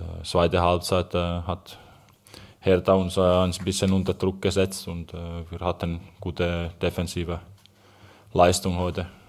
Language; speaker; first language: German; non-native, fluent; Finnish